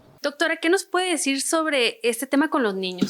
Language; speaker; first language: Spanish; native; Spanish